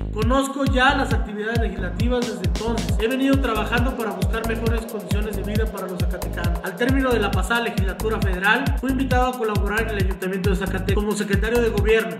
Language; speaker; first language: Spanish; native; Spanish